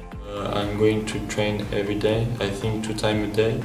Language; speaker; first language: English; non-native, fluent; French